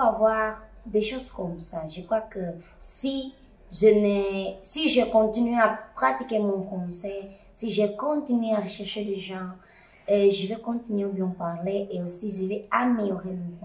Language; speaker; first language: French; non-native, fluent; Portuguese